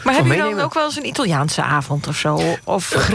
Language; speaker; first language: Dutch; native; Dutch